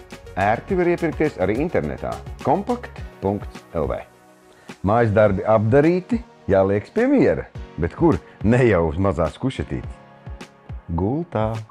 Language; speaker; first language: Latvian; native; Latvian